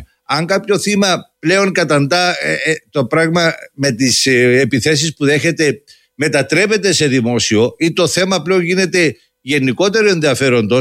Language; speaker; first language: Greek; native; Greek